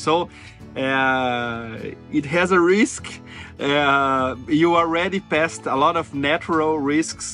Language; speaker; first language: English; non-native, fluent; Portuguese